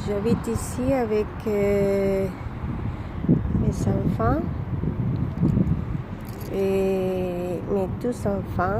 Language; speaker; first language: French; non-native, learner; Spanish